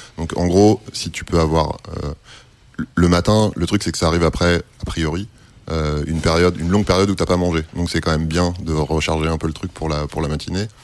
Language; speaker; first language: French; native; French